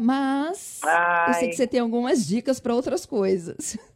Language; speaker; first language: Portuguese; native; Portuguese